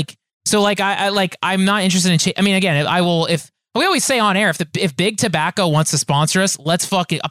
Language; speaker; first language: English; native; English